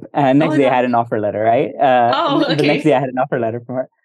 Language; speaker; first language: English; early bilingual, other home language; Hindi